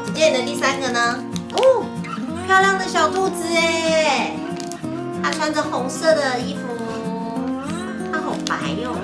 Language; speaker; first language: Chinese; native; Chinese